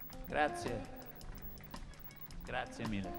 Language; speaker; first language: Italian; non-native, learner; English